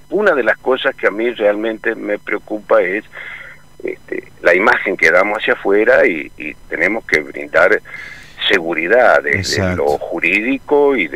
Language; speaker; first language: Spanish; native; Spanish